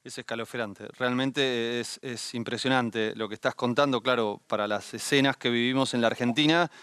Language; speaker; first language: Spanish; native; Spanish